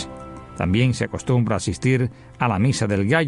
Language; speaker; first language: Spanish; native; Spanish